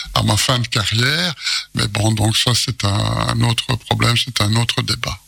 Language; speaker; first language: French; native; French